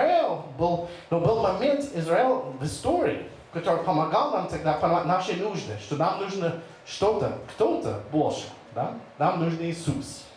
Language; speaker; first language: Russian; non-native, fluent; English